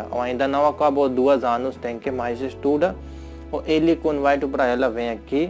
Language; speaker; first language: Portuguese; non-native, learner; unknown